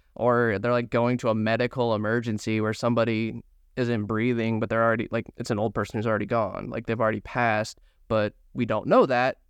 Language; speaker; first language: English; native; English